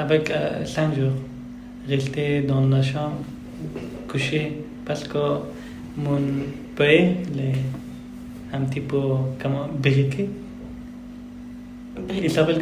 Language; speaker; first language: French; non-native, learner; Persian